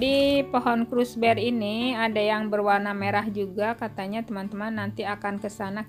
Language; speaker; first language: Indonesian; native; Indonesian